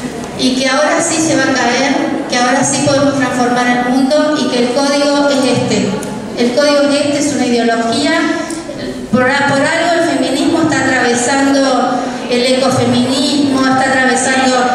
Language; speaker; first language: Spanish; native; Spanish